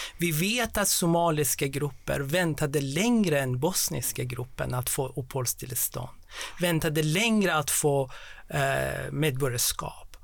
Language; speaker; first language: Swedish; non-native, fluent; Persian